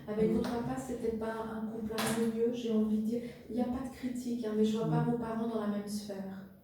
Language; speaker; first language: French; native; French